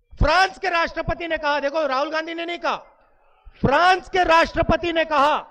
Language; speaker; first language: Hindi; native; Hindi